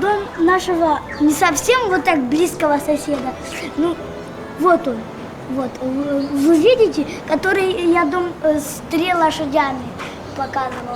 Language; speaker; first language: Russian; non-native, local second language; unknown